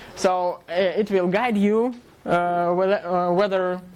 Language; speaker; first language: English; non-native, fluent; Russian